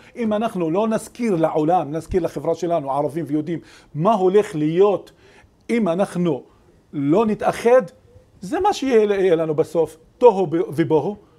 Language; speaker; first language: Hebrew; non-native, local second language; Arabic